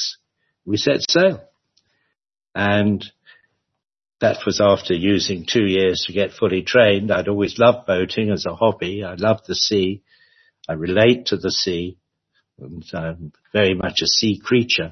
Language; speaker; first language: English; native; English